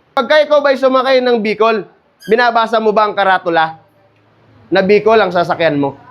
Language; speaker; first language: Filipino; non-native, local second language; Cebuano